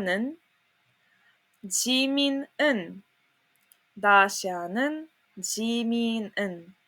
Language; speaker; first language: Korean; non-native, fluent; Serbian